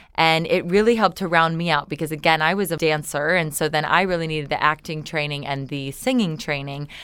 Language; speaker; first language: English; native; English